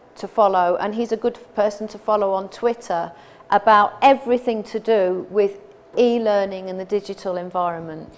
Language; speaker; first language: English; native; English